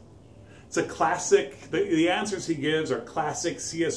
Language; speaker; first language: English; native; English